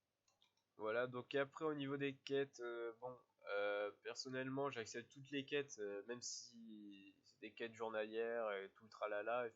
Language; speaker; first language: French; native; French